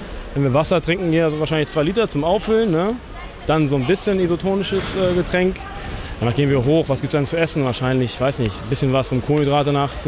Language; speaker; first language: German; native; German